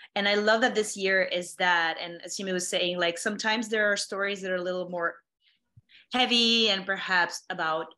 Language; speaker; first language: English; non-native, fluent; Spanish